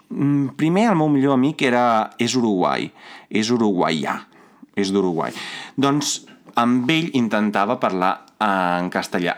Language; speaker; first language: Catalan; non-native, fluent; Italian